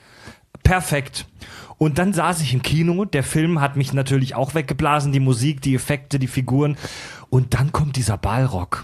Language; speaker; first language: German; native; German